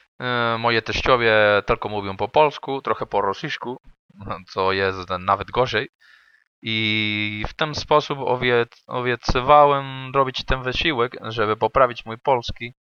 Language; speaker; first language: Polish; non-native, learner; Spanish